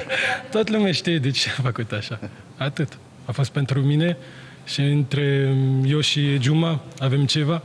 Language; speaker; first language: Romanian; non-native, learner; French